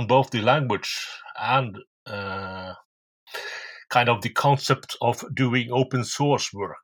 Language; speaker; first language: English; non-native, fluent; Norwegian